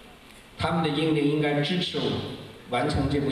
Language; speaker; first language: Chinese; native; Chinese